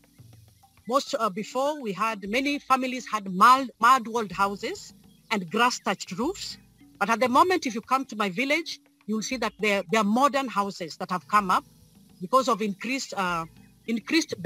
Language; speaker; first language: English; non-native, local second language; Luo (Kenya and Tanzania)